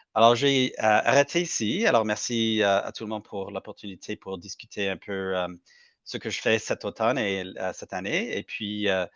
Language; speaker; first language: French; non-native, learner; English